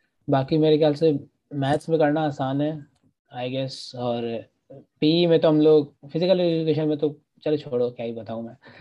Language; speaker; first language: Hindi; native; Hindi